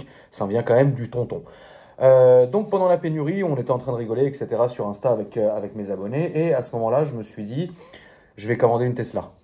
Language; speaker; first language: French; native; French